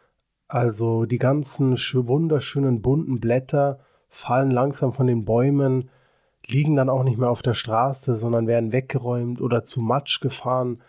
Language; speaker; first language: German; native; German